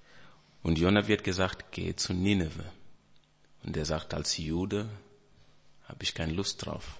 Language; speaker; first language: German; non-native, fluent; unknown